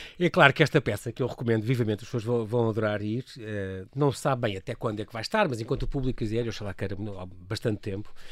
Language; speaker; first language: Portuguese; native; Portuguese